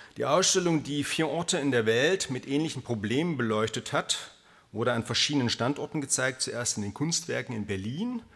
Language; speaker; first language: German; native; German